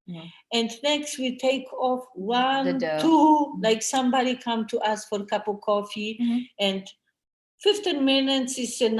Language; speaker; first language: English; non-native, learner; Polish